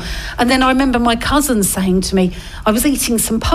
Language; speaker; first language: English; native; English